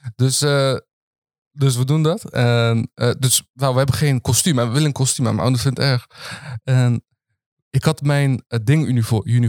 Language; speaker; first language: Dutch; early bilingual, other home language; Arabic